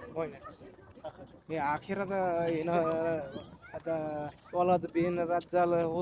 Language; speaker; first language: Arabic; non-native, learner; Bangla